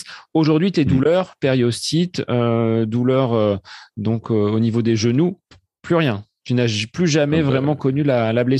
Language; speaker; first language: French; native; French